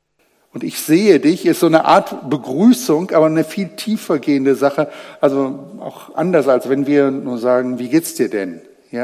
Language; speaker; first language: German; native; German